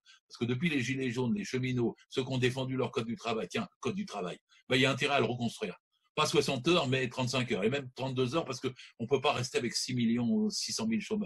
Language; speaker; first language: French; native; French